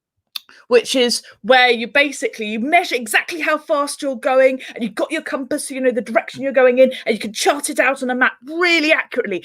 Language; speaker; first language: English; native; English